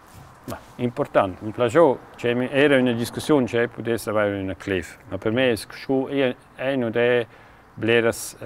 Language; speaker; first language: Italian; non-native, local second language; German